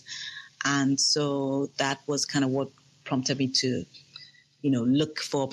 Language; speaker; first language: English; non-native, local second language; Yoruba